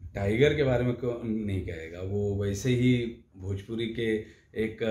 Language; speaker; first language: Hindi; native; Hindi